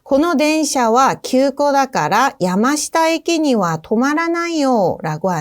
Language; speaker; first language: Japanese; non-native, fluent; Korean